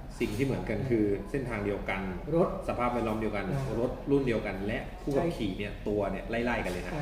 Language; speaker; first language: Thai; native; Thai